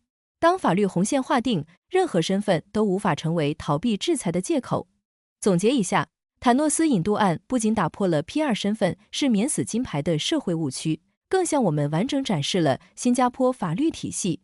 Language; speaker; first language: Chinese; native; Chinese